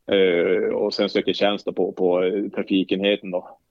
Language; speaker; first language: Swedish; native; Swedish